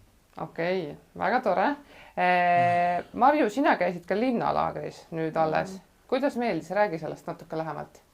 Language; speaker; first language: Estonian; native; Estonian